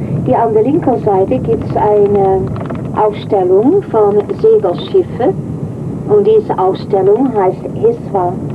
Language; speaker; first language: German; non-native, fluent; Dutch